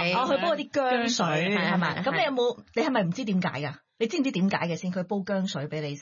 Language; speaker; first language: Cantonese; native; Cantonese